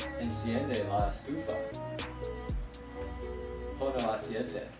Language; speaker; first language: Spanish; non-native, learner; English